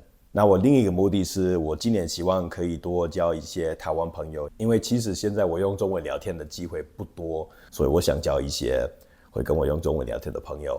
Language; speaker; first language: Chinese; non-native, fluent; English